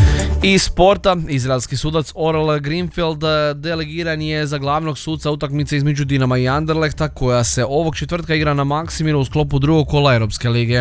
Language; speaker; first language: Croatian; native; Croatian